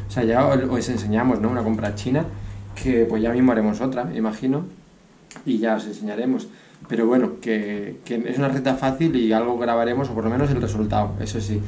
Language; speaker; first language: Spanish; native; Spanish